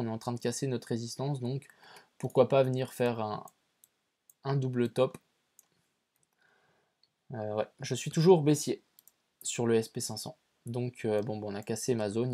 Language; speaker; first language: French; native; French